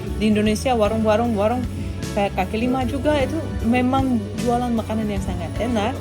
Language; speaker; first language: Indonesian; non-native, fluent; Russian